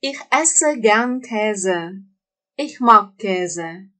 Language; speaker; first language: German; non-native, fluent; Russian